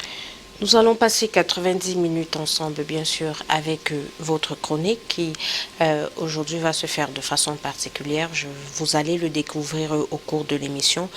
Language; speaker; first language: French; native; French